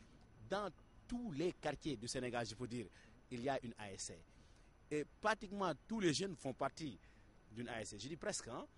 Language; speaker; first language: French; non-native, local second language; Wolof